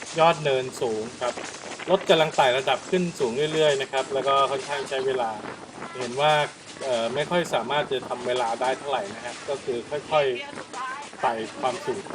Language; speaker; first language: Thai; native; Thai